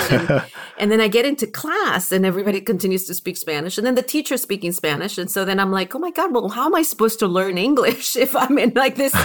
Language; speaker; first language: English; early bilingual, other home language; Spanish